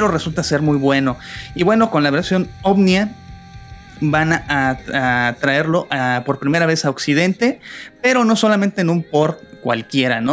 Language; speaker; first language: Spanish; native; Spanish